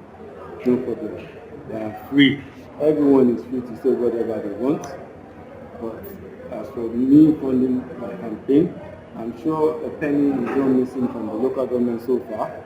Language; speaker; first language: English; non-native, local second language; Yoruba